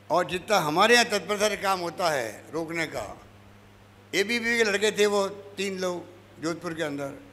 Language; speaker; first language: Hindi; native; Hindi